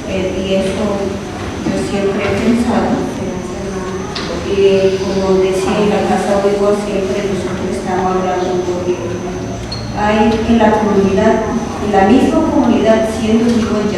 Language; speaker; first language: Spanish; non-native, local second language; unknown